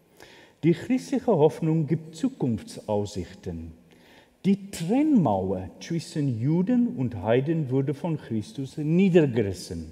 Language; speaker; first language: German; non-native, fluent; Afrikaans